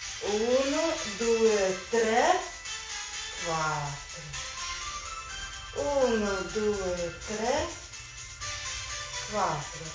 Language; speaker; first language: Italian; non-native, learner; Russian